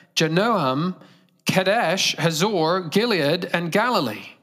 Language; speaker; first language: English; native; English